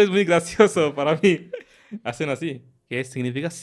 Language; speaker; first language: Spanish; non-native, learner; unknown